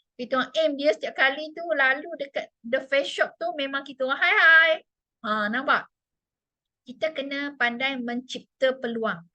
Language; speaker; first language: Malay; non-native, local second language; Chinese